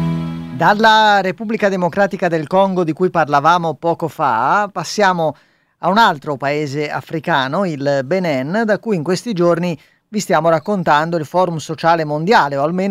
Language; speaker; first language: Italian; native; Italian